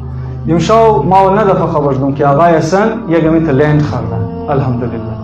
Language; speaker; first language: Persian; native; Persian